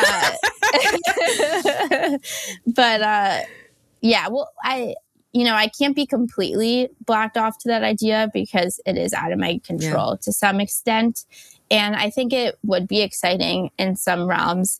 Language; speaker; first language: English; native; English